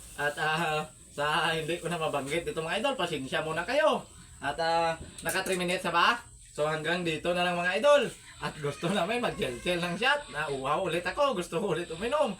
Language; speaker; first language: Filipino; non-native, local second language; Hiligaynon